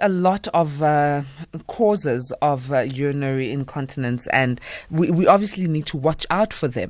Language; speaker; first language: English; non-native, local second language; Zulu